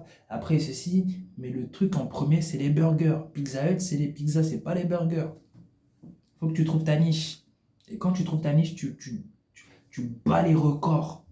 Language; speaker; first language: French; native; French